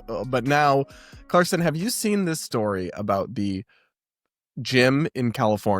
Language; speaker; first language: English; native; English